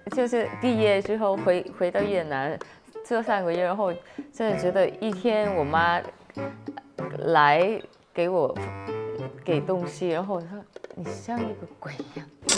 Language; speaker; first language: Chinese; non-native, fluent; Vietnamese